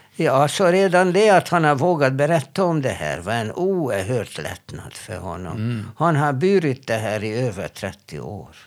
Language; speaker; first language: Swedish; non-native, fluent; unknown